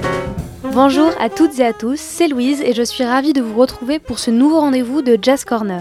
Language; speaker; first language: French; native; French